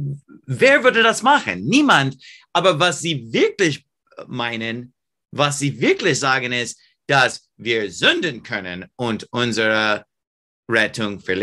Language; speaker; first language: German; non-native, fluent; English